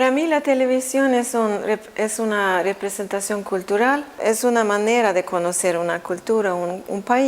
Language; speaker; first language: Spanish; non-native, fluent; Swedish